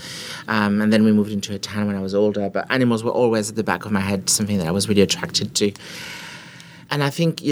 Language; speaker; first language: English; non-native, fluent; French